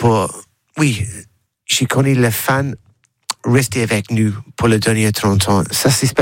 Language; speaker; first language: French; non-native, learner; English